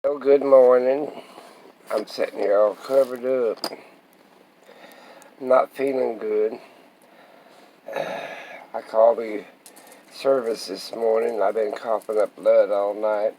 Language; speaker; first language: English; native; English